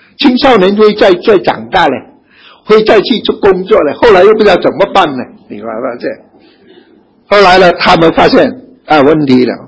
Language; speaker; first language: Chinese; native; Chinese